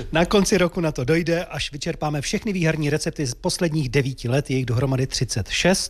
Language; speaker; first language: Czech; native; Czech